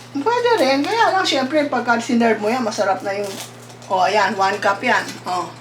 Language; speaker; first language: Filipino; native; Filipino